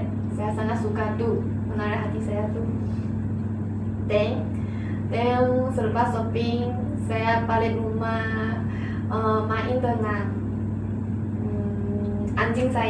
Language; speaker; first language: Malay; non-native, local second language; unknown